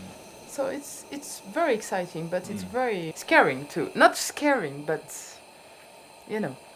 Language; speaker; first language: English; non-native, learner; French